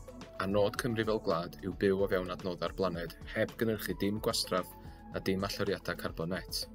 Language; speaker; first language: Welsh; native; Welsh